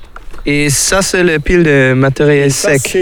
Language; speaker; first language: French; non-native, learner; German